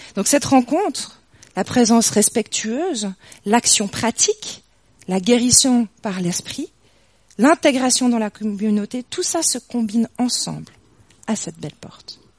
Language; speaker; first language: French; native; French